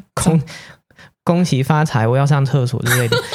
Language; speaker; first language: Chinese; non-native, fluent; English